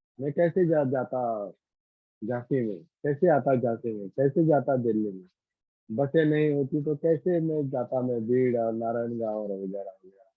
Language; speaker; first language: Hindi; non-native, local second language; Marathi